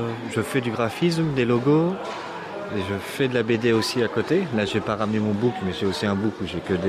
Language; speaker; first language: French; native; French